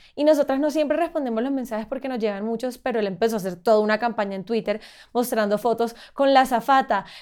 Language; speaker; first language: Spanish; native; Spanish